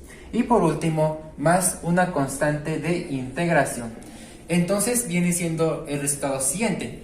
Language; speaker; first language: Spanish; native; Spanish